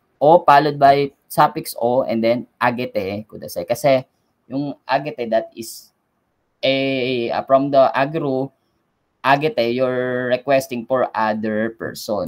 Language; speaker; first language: English; non-native, local second language; Filipino